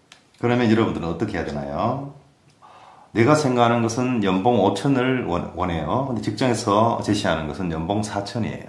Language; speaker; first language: Korean; native; Korean